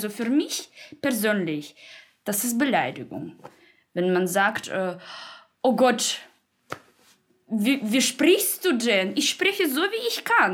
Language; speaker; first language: German; non-native, fluent; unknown